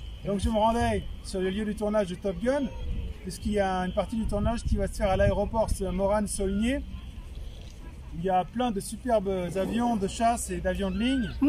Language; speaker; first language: French; native; French